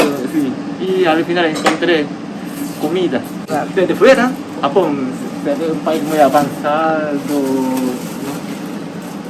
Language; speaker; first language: Spanish; non-native, fluent; Japanese